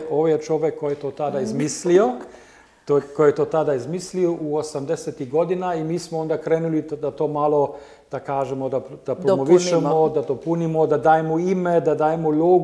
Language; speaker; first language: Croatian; non-native, learner; German